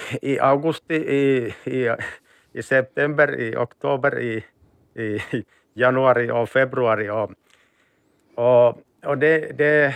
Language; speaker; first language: Swedish; non-native, learner; Finnish